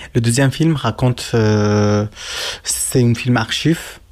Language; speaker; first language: French; non-native, learner; Turkish